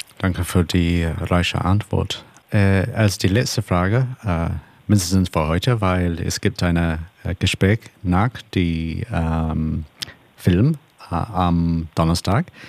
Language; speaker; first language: German; non-native, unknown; English